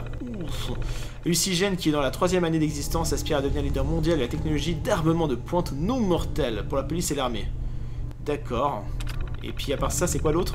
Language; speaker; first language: French; native; French